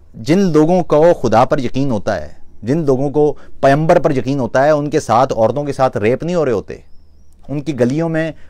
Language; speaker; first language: Urdu; non-native, local second language; Punjabi